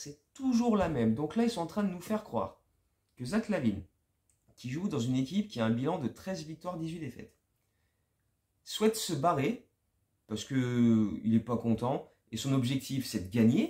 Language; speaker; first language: French; native; French